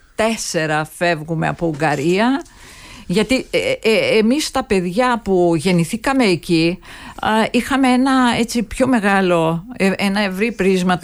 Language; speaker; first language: Greek; early bilingual, heritage; Greek